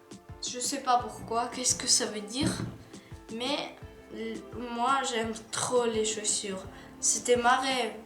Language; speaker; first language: French; non-native, learner; Ukrainian